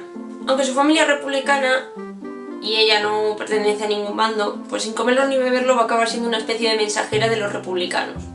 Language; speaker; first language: Spanish; native; Spanish